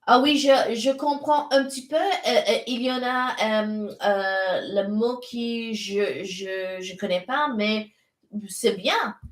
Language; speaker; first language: French; non-native, learner; English